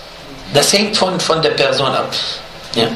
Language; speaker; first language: German; non-native, fluent; Arabic